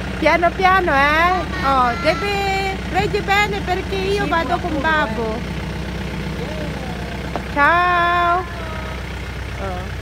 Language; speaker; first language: Italian; non-native, learner; Filipino